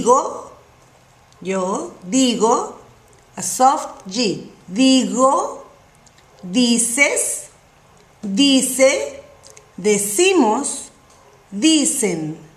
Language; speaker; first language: Spanish; non-native, fluent; English